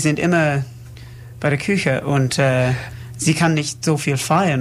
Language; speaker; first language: German; non-native, learner; English